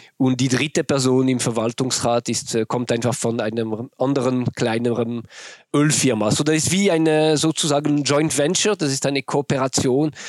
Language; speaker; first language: German; non-native, local second language; French